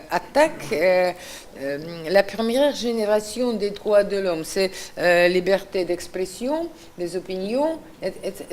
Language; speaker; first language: French; non-native, fluent; Russian